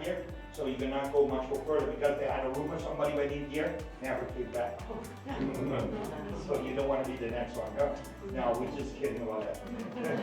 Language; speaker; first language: English; non-native, fluent; Papiamento